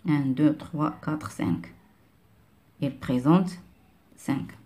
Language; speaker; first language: French; non-native, local second language; Arabic